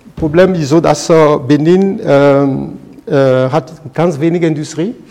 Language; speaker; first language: German; non-native, fluent; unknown